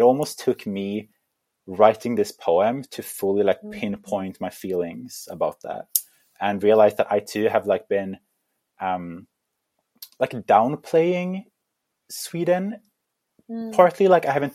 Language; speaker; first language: English; non-native, fluent; Swedish